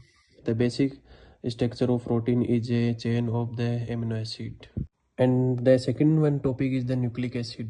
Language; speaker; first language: English; non-native, learner; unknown